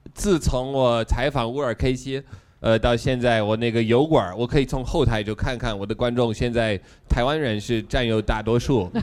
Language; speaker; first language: Chinese; non-native, fluent; English